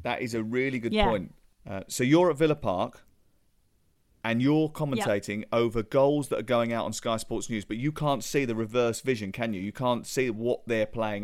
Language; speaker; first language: English; native; English